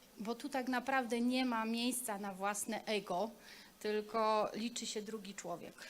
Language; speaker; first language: Polish; native; Polish